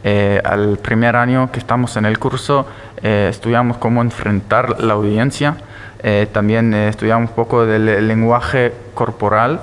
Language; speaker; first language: Spanish; early bilingual, heritage; Spanish